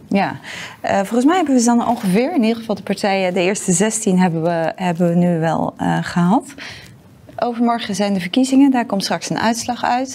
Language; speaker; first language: Dutch; native; Dutch